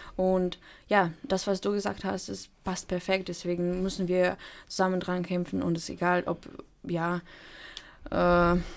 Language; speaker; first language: German; non-native, fluent; Ukrainian